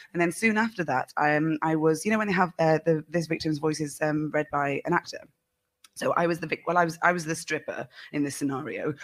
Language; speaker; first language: English; native; English